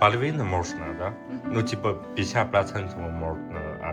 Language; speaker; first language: Russian; non-native, learner; Chinese